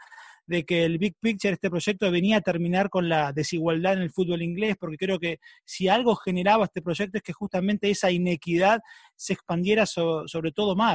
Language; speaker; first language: Spanish; native; Spanish